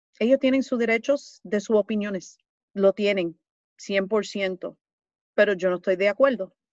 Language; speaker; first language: Spanish; early bilingual, heritage; Spanish